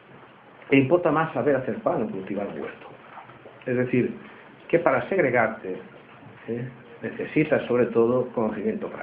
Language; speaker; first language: Spanish; native; Spanish